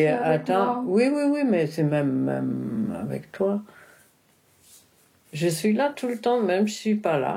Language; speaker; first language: French; non-native, fluent; Spanish